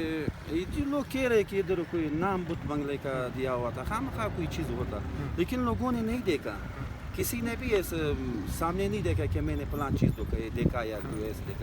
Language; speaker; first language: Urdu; non-native, local second language; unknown